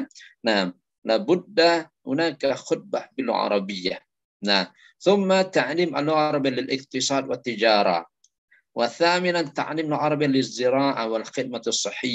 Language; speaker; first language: Arabic; non-native, fluent; Indonesian